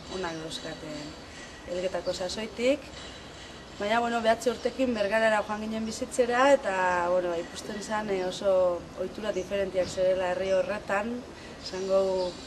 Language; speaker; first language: Basque; native; Basque